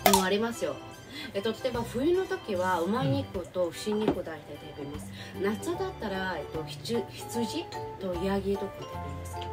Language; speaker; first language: Japanese; non-native, fluent; Mongolian